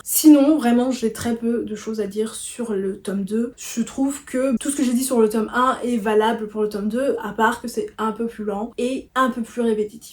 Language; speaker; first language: French; native; French